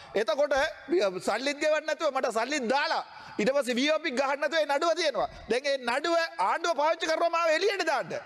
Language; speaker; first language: Sinhala; non-native, local second language; Tamil